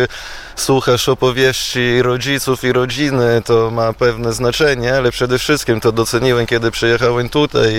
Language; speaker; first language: Polish; non-native, fluent; Italian